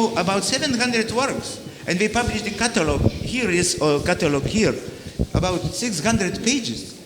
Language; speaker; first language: English; non-native, learner; Lithuanian